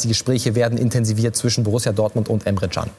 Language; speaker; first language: German; native; German